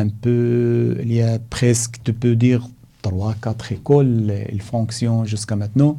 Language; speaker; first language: French; non-native, learner; Arabic